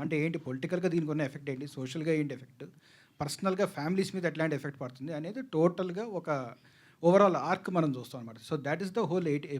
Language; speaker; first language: Telugu; native; Telugu